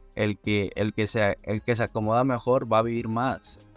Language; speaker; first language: Spanish; early bilingual, heritage; Spanish